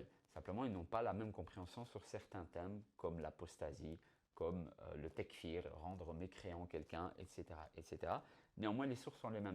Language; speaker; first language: French; native; French